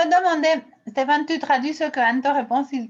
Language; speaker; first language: French; non-native, fluent; Spanish